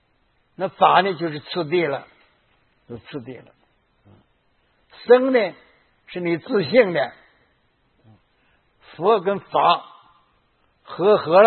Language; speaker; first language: Chinese; native; Chinese